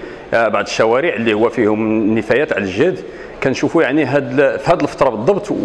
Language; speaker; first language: Arabic; native; Arabic